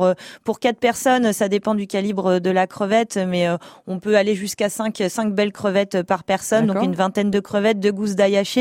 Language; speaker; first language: French; native; French